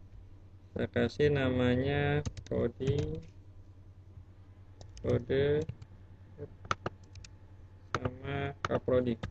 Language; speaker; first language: Indonesian; native; Indonesian